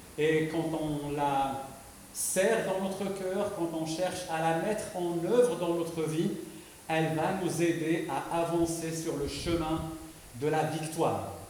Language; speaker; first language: French; non-native, local second language; Arabic